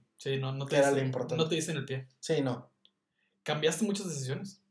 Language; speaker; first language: Spanish; native; Spanish